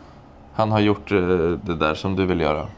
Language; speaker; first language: Swedish; native; Swedish